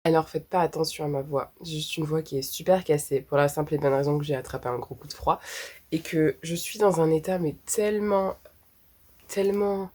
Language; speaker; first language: French; native; French